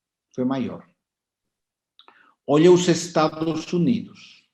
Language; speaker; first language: Portuguese; non-native, fluent; Spanish